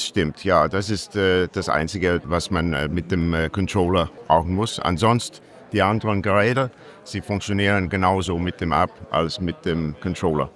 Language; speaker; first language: German; non-native, learner; English